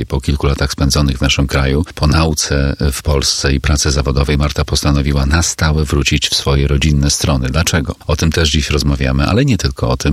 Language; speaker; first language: Polish; native; Polish